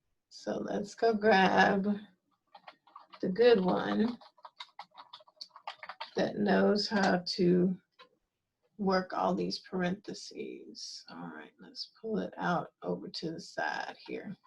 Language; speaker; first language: English; native; English